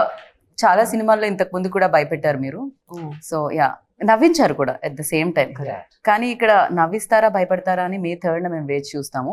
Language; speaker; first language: Telugu; native; Telugu